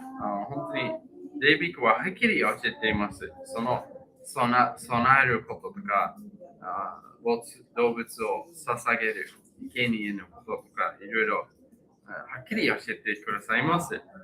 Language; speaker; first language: Japanese; non-native, fluent; English